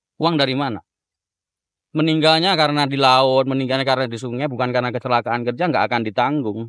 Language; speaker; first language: Indonesian; native; Indonesian